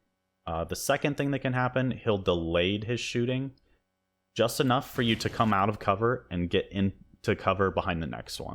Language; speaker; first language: English; native; English